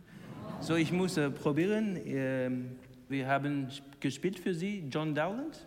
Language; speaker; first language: German; non-native, learner; English